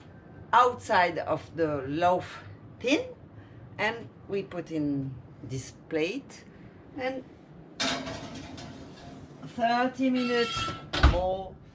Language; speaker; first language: English; non-native, learner; French